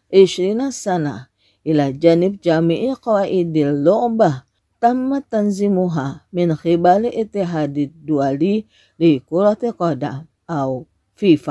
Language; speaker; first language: Arabic; non-native, fluent; Indonesian